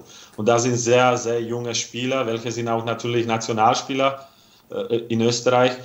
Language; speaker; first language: German; non-native, fluent; Slovak